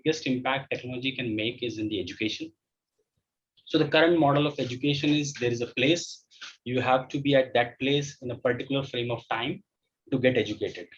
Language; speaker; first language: English; non-native, local second language; Hindi